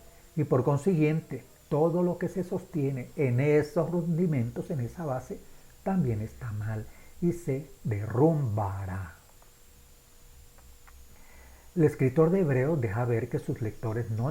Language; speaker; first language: Spanish; native; Spanish